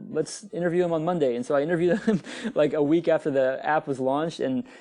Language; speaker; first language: English; native; English